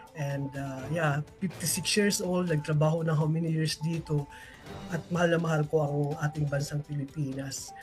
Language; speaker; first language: Filipino; non-native, local second language; Waray